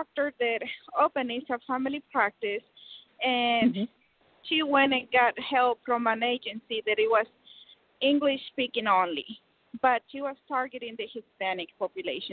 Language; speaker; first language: English; non-native, fluent; Spanish